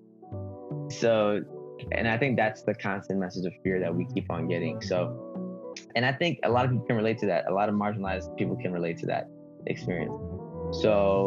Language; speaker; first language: English; early bilingual, other home language; Spanish